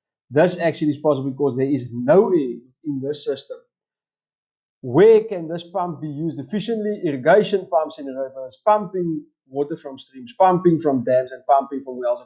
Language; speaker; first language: English; non-native, local second language; Afrikaans